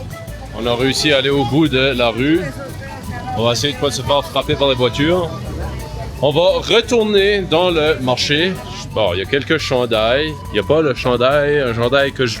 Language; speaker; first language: French; native; French